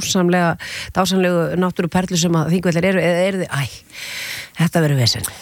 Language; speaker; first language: Icelandic; native; Icelandic